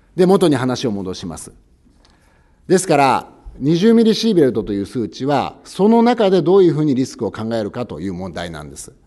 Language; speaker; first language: Japanese; native; Japanese